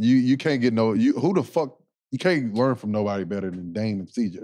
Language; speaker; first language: English; native; English